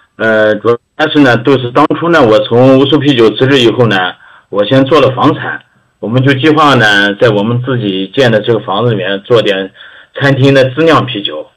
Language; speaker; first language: Chinese; native; Chinese